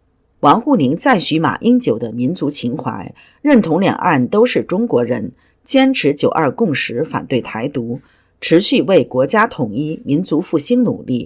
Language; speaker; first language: Chinese; native; Chinese